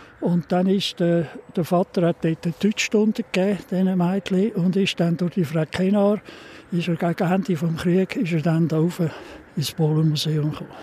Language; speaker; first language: German; native; German